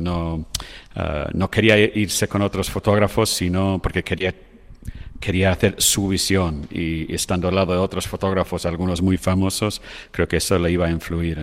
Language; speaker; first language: Spanish; non-native, fluent; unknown